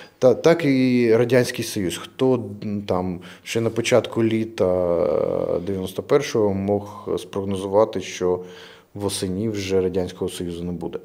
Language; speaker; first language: Ukrainian; non-native, local second language; Russian